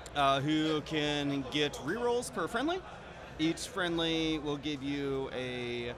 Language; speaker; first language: English; native; English